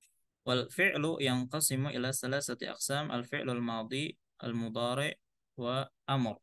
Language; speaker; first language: Arabic; non-native, fluent; Indonesian